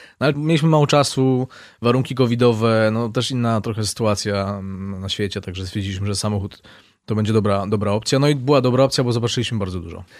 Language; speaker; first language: Polish; native; Polish